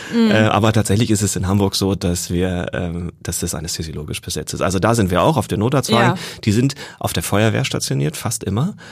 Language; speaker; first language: German; native; German